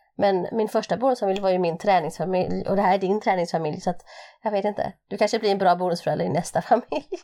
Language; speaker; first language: Swedish; early bilingual, other home language; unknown